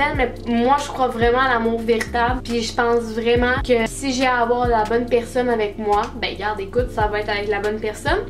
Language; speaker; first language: French; native; French